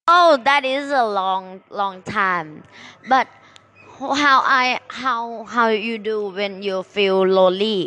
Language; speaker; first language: English; non-native, learner; Thai